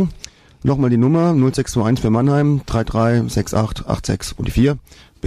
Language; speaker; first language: German; native; German